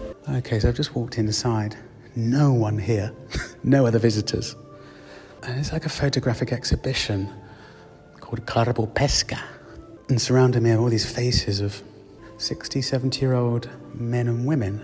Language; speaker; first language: English; native; English